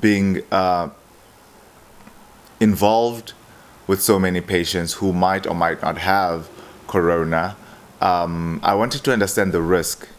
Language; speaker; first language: English; non-native, local second language; Xhosa